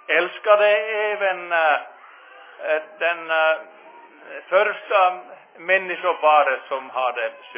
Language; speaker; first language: Swedish; non-native, fluent; Finnish